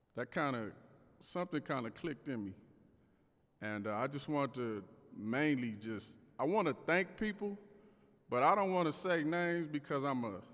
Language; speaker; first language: English; native; English